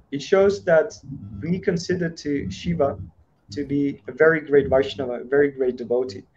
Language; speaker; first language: English; non-native, fluent; Slovak